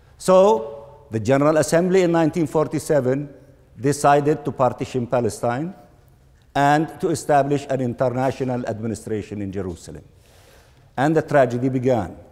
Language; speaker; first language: English; non-native, fluent; Arabic